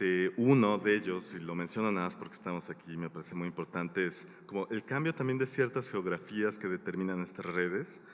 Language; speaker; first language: Spanish; native; Spanish